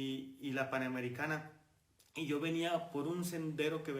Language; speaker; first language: Spanish; native; Spanish